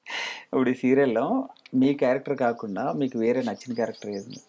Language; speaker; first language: Telugu; native; Telugu